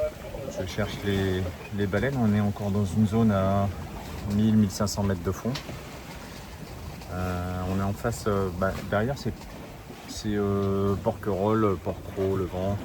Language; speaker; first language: French; native; French